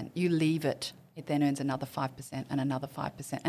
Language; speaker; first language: English; native; English